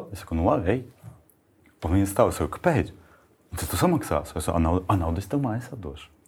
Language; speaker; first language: Latvian; non-native, local second language; Russian